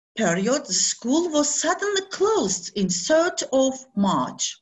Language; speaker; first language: English; non-native, learner; Azerbaijani